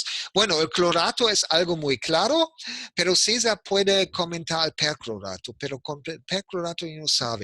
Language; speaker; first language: Spanish; non-native, fluent; German